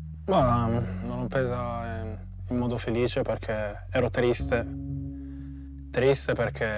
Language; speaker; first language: Italian; non-native, fluent; French